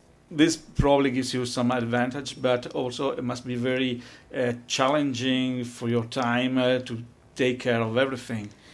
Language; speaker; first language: English; non-native, fluent; Italian